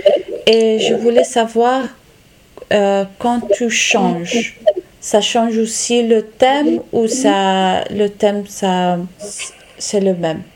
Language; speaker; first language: French; non-native, local second language; Italian